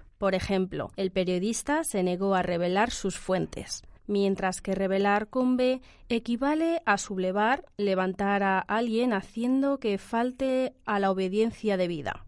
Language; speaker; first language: Spanish; native; Spanish